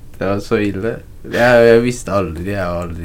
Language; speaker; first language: Norwegian; non-native, learner; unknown